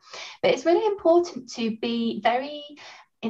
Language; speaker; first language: English; native; English